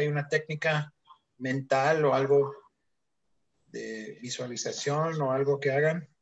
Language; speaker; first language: Spanish; early bilingual, other home language; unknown